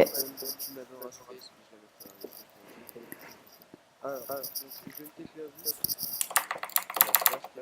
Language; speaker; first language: French; native; French